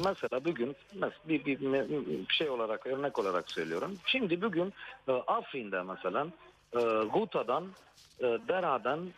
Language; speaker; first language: Turkish; non-native, fluent; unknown